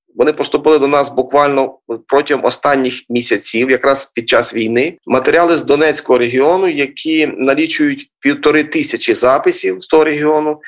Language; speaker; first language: Ukrainian; native; Ukrainian